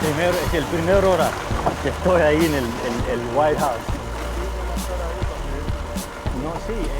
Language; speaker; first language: Spanish; early bilingual, heritage; English